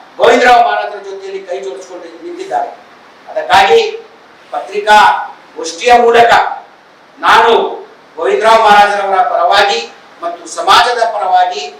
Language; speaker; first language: Kannada; non-native, local second language; Lambadi